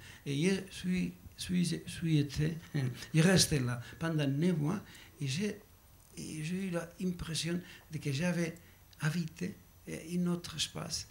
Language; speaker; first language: French; non-native, learner; Basque